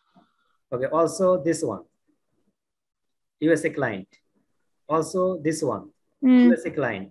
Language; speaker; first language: English; non-native, learner; Bangla